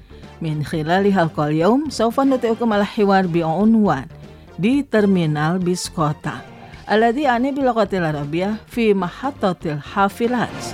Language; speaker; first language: Arabic; non-native, fluent; Indonesian